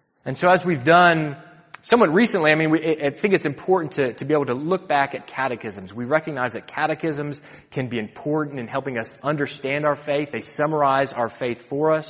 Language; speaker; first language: English; native; English